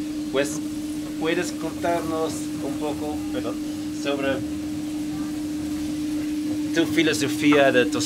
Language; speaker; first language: Spanish; non-native, fluent; Dutch